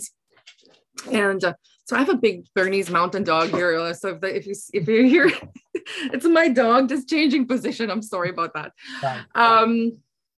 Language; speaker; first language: English; non-native, local second language; Afrikaans